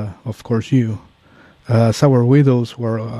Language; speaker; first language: English; non-native, fluent; Spanish